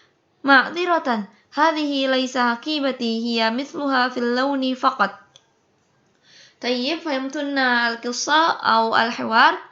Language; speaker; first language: Arabic; non-native, fluent; Indonesian